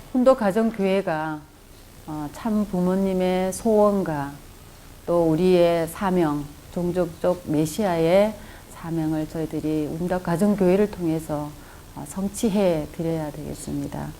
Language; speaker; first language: Korean; native; Korean